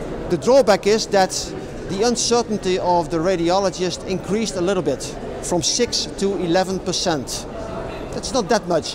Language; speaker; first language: English; non-native, fluent; Dutch